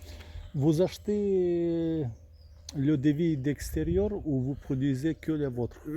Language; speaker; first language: French; non-native, learner; Russian